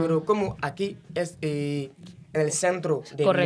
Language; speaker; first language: Spanish; non-native, fluent; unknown